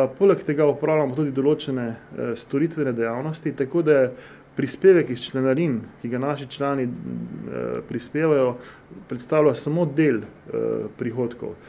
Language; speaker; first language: Slovenian; native; Slovenian